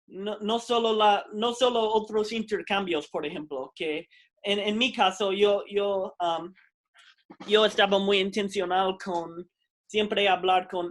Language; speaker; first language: Spanish; non-native, fluent; English